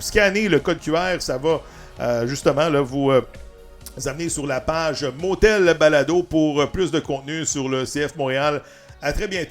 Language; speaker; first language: French; native; French